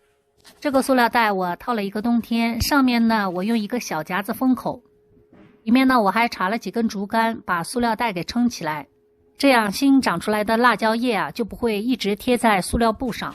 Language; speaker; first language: Chinese; native; Chinese